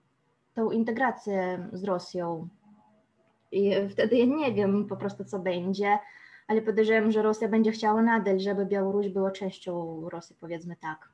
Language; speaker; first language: Polish; non-native, fluent; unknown